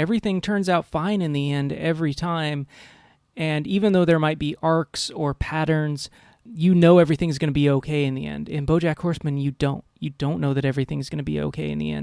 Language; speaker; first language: English; native; English